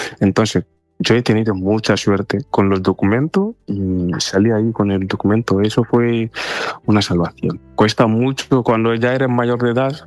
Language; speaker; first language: Spanish; non-native, fluent; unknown